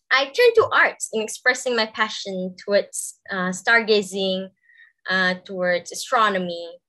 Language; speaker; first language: English; non-native, local second language; Malay